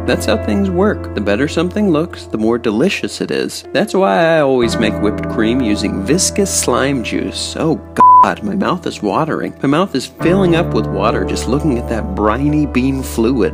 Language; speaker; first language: English; native; English